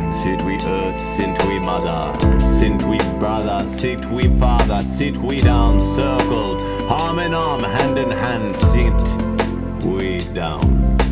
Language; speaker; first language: English; early bilingual, other home language; Spanish